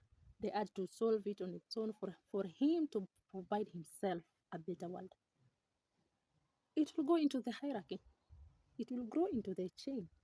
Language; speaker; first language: English; non-native, local second language; Swahili